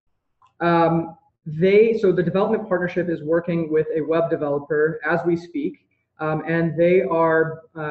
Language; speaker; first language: English; native; English